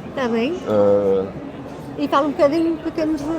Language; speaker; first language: Portuguese; non-native, learner; French